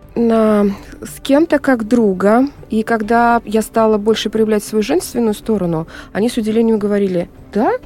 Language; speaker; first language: Russian; native; Russian